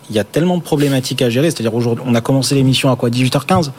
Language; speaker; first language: French; native; French